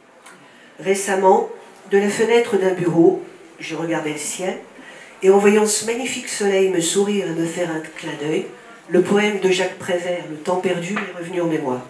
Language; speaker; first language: French; native; French